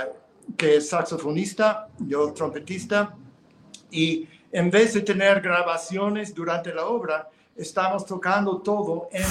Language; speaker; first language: Spanish; non-native, fluent; English